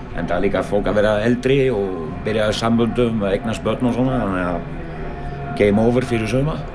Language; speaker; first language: Icelandic; non-native, fluent; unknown